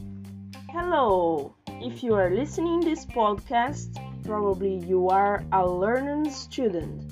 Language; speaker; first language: English; non-native, learner; Portuguese